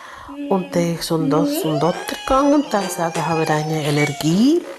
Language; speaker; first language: German; non-native, learner; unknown